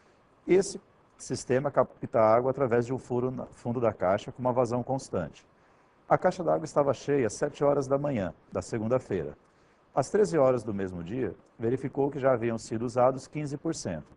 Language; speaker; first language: Portuguese; native; Portuguese